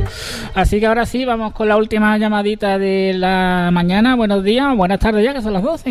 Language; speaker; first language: Spanish; native; Spanish